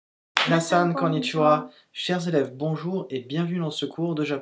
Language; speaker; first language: French; native; French